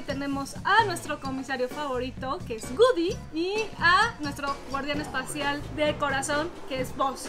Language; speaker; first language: Spanish; native; Spanish